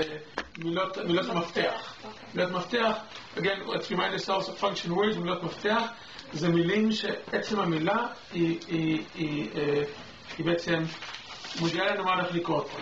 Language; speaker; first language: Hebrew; non-native, fluent; English